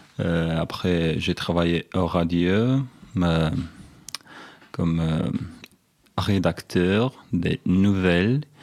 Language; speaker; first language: French; non-native, learner; Romanian